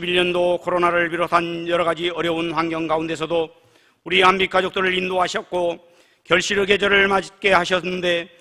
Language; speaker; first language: Korean; native; Korean